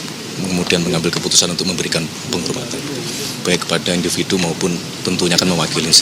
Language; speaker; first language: Indonesian; native; Indonesian